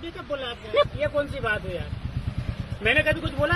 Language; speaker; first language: Hindi; native; Hindi